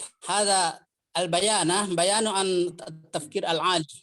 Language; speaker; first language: Arabic; non-native, fluent; Indonesian